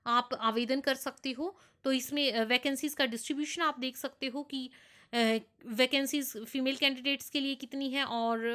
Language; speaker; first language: Hindi; non-native, local second language; Punjabi